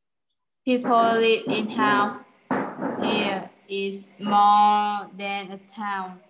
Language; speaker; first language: English; non-native, learner; Vietnamese